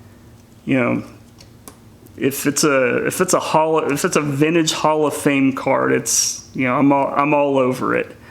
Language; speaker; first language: English; native; English